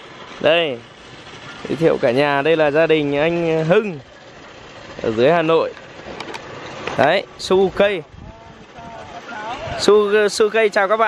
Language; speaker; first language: Vietnamese; native; Vietnamese